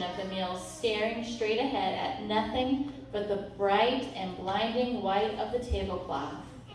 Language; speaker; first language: English; native; English